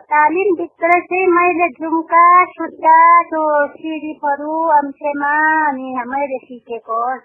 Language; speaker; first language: Nepali; non-native, local second language; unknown